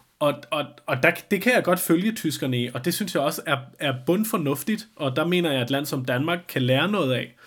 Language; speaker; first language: Danish; native; Danish